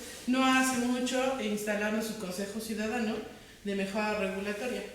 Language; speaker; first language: Spanish; native; Spanish